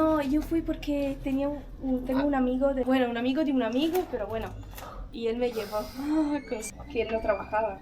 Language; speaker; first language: Spanish; non-native, fluent; Italian